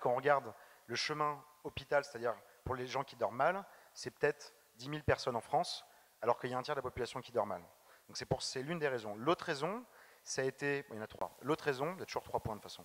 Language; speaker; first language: French; native; French